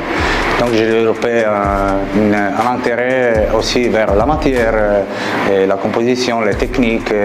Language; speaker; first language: French; non-native, fluent; Italian